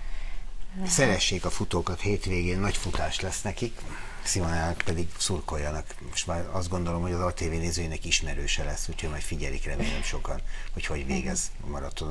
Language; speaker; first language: Hungarian; native; Hungarian